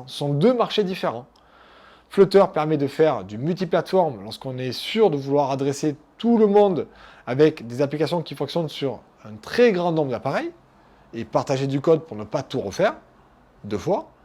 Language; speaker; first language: French; native; French